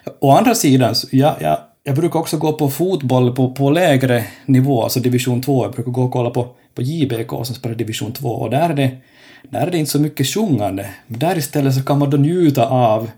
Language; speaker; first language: Swedish; native; Swedish